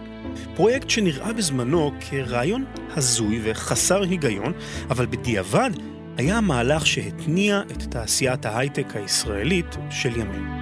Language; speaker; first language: Hebrew; native; Hebrew